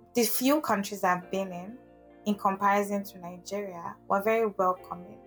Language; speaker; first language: English; non-native, local second language; Igbo